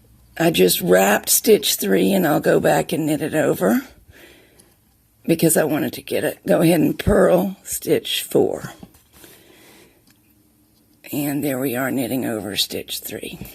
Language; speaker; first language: English; native; English